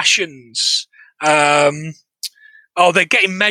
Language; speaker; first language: English; native; English